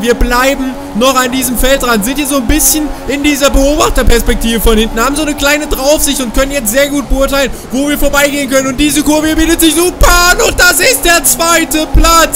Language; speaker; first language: German; native; German